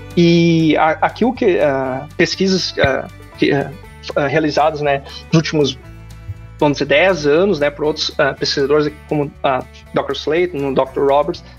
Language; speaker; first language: Portuguese; native; Portuguese